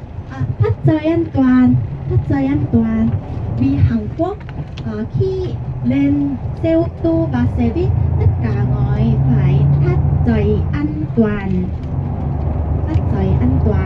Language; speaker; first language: Vietnamese; non-native, learner; Korean